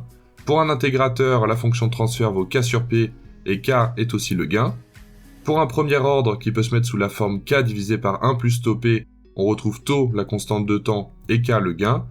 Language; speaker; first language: French; native; French